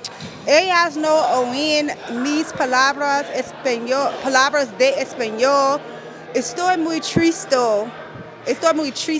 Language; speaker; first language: Spanish; non-native, learner; English